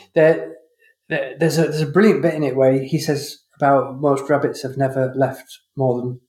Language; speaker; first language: English; native; English